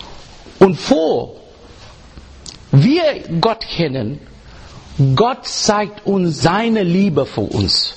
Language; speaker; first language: German; non-native, learner; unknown